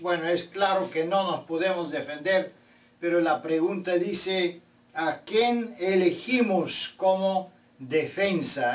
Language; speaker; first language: Spanish; non-native, fluent; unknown